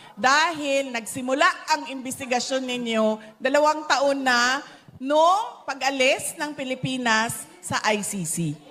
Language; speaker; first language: Filipino; non-native, local second language; Cebuano